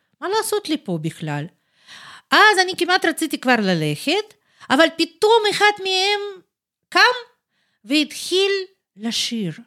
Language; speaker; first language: Hebrew; non-native, fluent; Russian